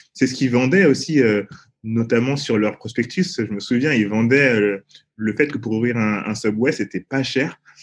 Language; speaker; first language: French; native; French